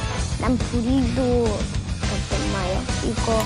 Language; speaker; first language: Korean; early bilingual, other home language; Russian